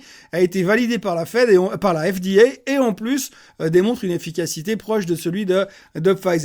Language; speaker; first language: French; native; French